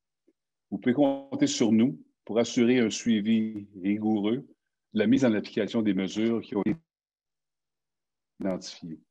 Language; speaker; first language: French; native; French